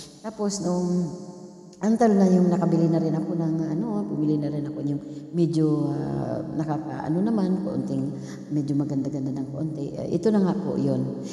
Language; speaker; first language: Filipino; non-native, local second language; Cebuano